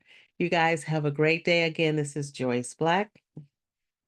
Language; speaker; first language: English; native; English